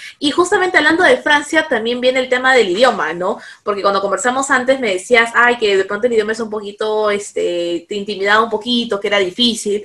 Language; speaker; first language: Spanish; native; Spanish